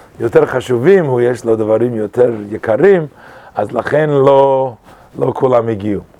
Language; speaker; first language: Hebrew; non-native, fluent; English